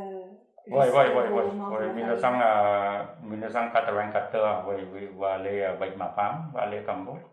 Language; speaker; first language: French; non-native, learner; Khmer